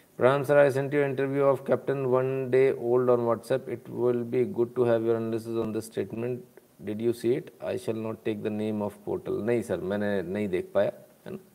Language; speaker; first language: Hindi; native; Hindi